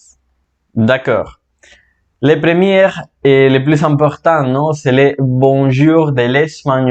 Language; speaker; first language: French; non-native, fluent; Spanish